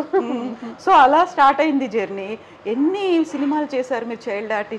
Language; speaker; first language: Telugu; native; Telugu